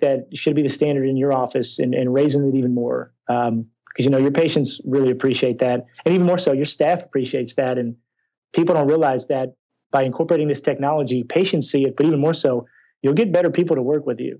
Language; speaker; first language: English; native; English